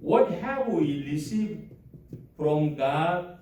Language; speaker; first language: English; non-native, learner; Korean